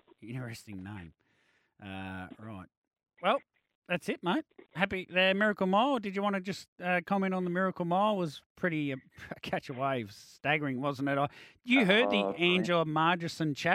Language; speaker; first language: English; native; English